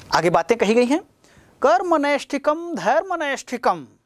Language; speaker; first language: Hindi; native; Hindi